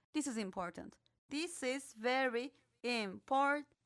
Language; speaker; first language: English; non-native, fluent; Turkish